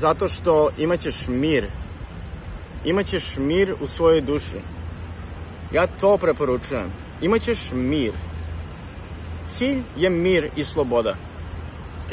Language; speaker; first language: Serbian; early bilingual, heritage; Serbian